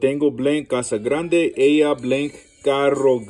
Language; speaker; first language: Spanish; non-native, learner; English